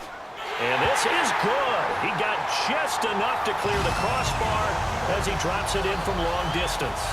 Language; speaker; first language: English; native; English